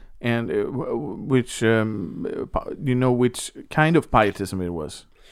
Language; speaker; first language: English; non-native, fluent; Swedish